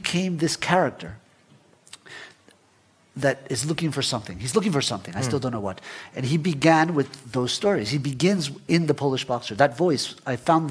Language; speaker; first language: English; early bilingual, other home language; Spanish